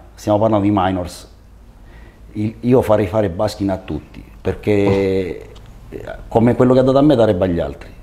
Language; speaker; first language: Italian; native; Italian